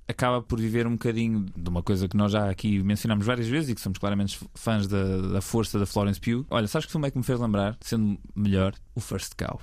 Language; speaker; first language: Portuguese; native; Portuguese